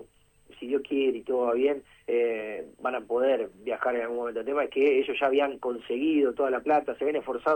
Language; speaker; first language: Spanish; native; Spanish